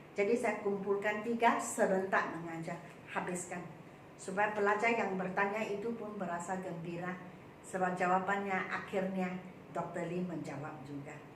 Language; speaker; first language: Malay; non-native, local second language; Chinese